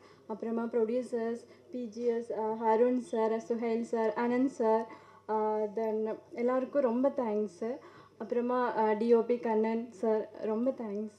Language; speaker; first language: Tamil; non-native, learner; Malayalam